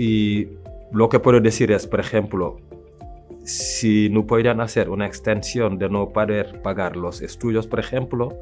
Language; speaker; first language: Spanish; non-native, fluent; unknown